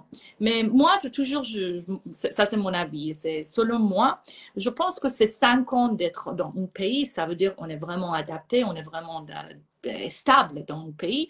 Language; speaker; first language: French; non-native, fluent; Persian